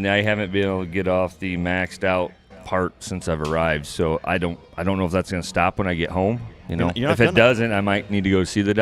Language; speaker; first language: English; native; English